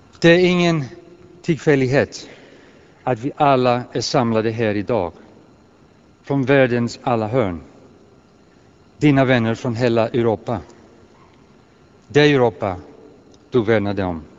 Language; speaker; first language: Swedish; non-native, fluent; Greek